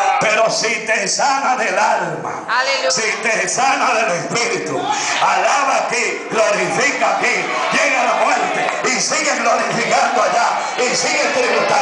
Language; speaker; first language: Spanish; native; Spanish